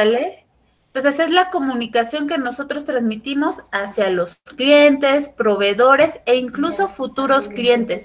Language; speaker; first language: Spanish; native; Spanish